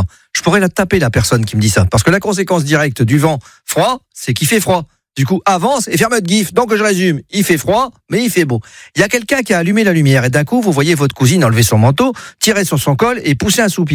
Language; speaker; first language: French; native; French